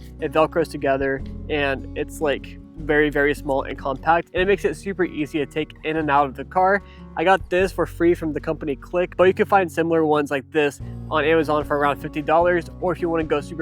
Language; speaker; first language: English; native; English